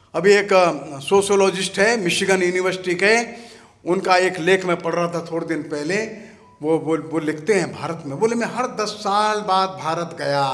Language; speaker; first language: Hindi; native; Hindi